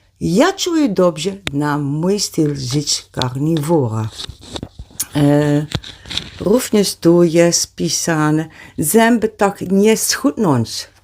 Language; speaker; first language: Polish; non-native, learner; Dutch